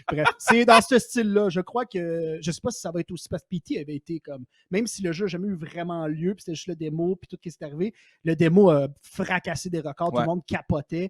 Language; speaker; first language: French; native; French